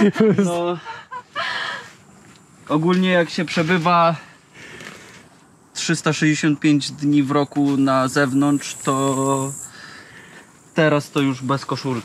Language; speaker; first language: Polish; native; Polish